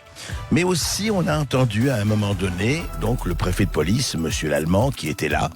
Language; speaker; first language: French; native; French